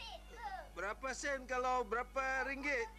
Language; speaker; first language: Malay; non-native, local second language; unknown